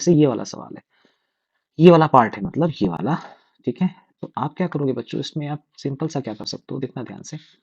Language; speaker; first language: Hindi; native; Hindi